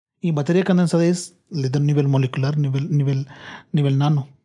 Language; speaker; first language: Spanish; non-native, learner; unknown